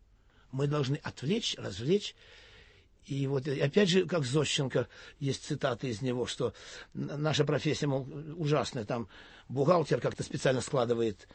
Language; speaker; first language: Russian; native; Russian